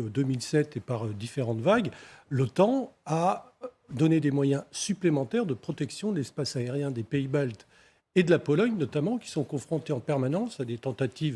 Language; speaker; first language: French; native; French